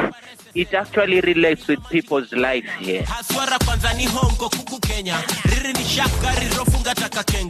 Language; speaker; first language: English; non-native, local second language; Giryama